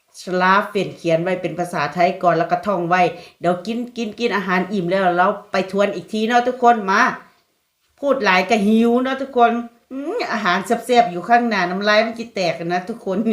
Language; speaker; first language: Thai; non-native, local second language; Lao